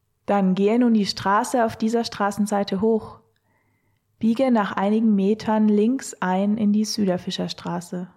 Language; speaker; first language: German; native; German